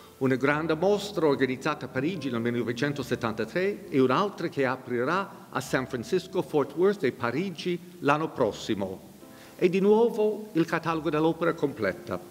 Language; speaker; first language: Italian; non-native, fluent; English